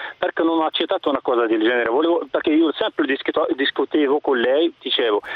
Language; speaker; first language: Italian; non-native, fluent; Arabic